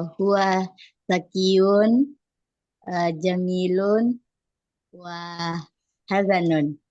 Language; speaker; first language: Arabic; non-native, learner; Indonesian